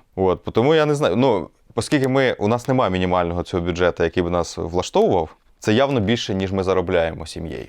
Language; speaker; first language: Ukrainian; native; Ukrainian